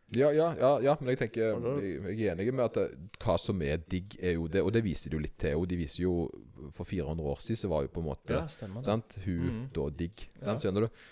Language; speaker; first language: Norwegian; native; Norwegian